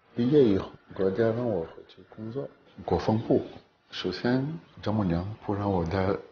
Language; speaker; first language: Chinese; non-native, fluent; French